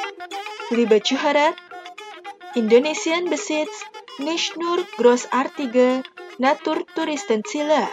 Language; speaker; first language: German; non-native, fluent; Indonesian